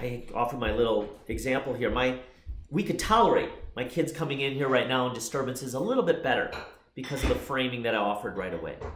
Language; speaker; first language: English; native; English